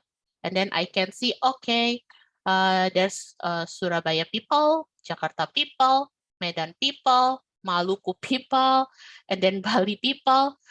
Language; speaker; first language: English; non-native, learner; Indonesian